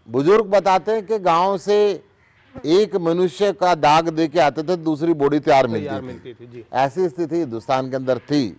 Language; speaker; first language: Hindi; native; Hindi